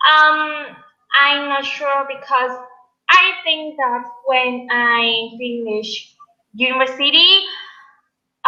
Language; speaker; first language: English; non-native, learner; Vietnamese